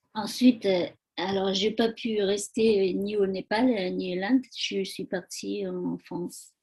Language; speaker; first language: French; non-native, fluent; Chinese